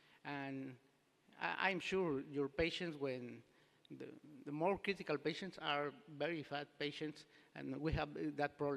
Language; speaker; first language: English; non-native, learner; Spanish